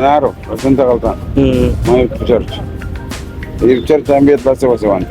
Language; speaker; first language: Arabic; non-native, learner; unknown